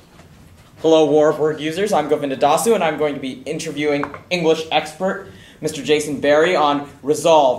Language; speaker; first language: English; native; English